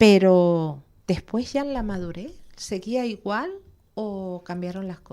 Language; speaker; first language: Spanish; native; Spanish